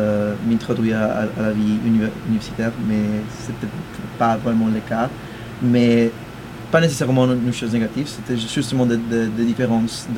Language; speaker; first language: French; non-native, fluent; Spanish